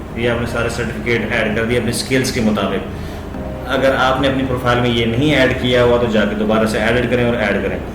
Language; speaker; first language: Urdu; non-native, local second language; Punjabi